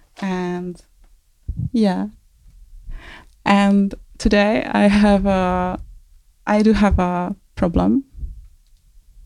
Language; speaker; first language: English; non-native, fluent; Czech